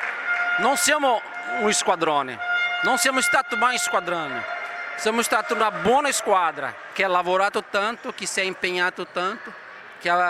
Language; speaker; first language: Italian; non-native, fluent; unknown